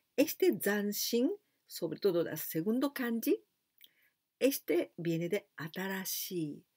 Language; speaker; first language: Spanish; non-native, fluent; Japanese